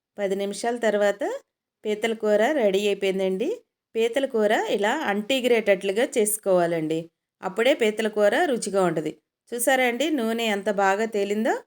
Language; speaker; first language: Telugu; native; Telugu